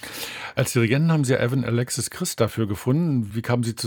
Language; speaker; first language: German; native; German